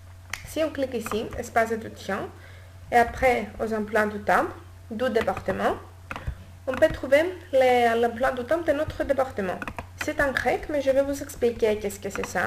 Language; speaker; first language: French; non-native, learner; Greek